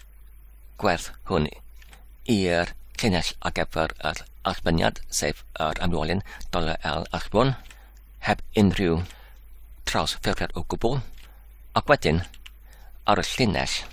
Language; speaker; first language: Welsh; non-native, fluent; English